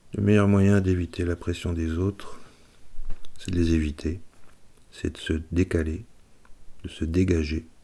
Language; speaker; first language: French; native; French